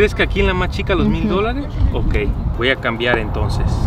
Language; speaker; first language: Spanish; native; Spanish